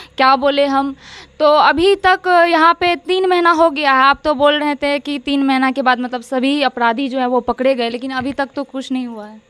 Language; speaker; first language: Hindi; native; Hindi